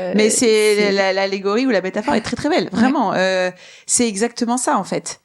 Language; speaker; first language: French; native; French